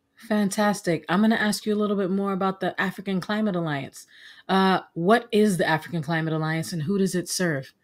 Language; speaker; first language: English; native; English